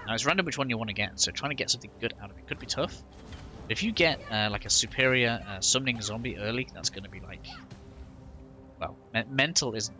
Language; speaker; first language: English; native; English